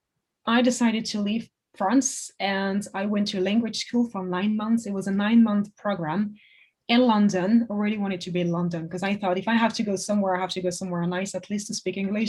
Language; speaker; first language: English; non-native, fluent; French